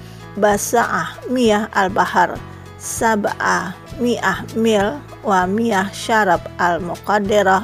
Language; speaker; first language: Arabic; non-native, fluent; Indonesian